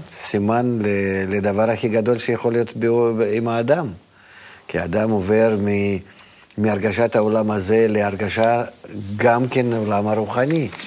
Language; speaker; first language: Hebrew; non-native, fluent; Russian